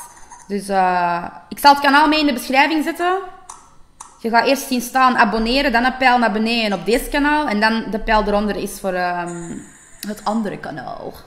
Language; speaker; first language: Dutch; native; Dutch